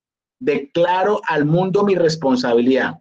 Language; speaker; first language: Spanish; native; Spanish